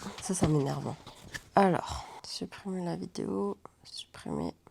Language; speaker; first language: French; native; French